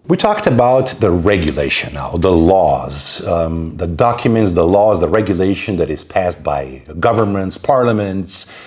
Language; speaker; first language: English; non-native, fluent; Slovenian